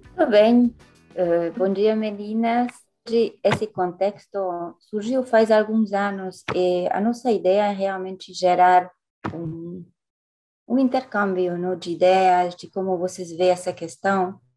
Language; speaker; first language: Portuguese; non-native, fluent; French